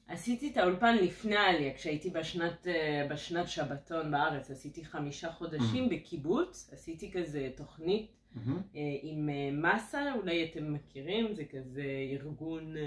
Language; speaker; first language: Hebrew; non-native, fluent; French